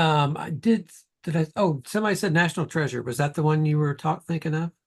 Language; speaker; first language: English; native; English